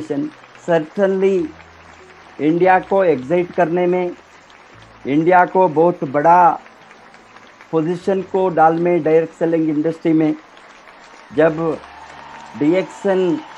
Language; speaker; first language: Hindi; non-native, local second language; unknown